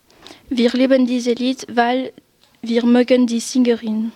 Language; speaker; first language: German; non-native, learner; French